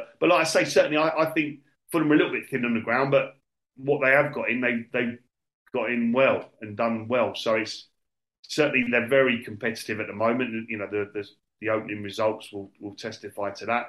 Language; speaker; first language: English; native; English